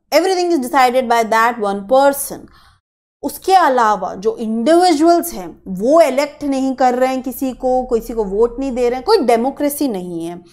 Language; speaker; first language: Hindi; native; Hindi